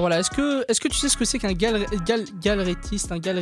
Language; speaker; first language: French; native; French